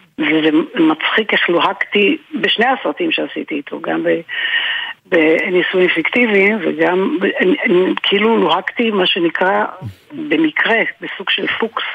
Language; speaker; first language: Hebrew; early bilingual, other home language; English